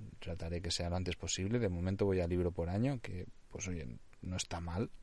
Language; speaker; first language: Spanish; non-native, local second language; Catalan